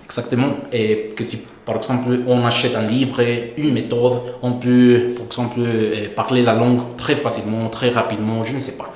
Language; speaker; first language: French; non-native, fluent; Spanish